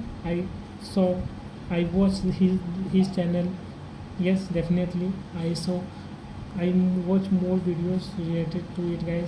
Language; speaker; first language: English; non-native, learner; Hindi